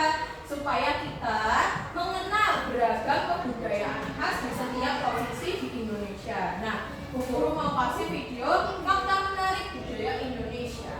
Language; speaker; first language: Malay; non-native, local second language; Javanese